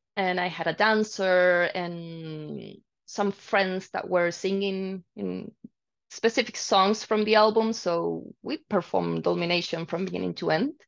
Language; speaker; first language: English; non-native, fluent; Spanish